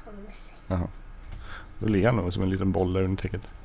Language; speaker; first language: Swedish; native; Swedish